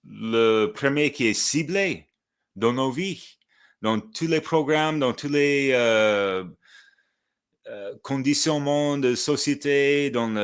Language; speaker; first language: French; non-native, fluent; English